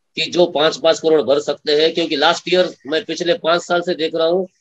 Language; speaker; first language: Hindi; non-native, local second language; Marathi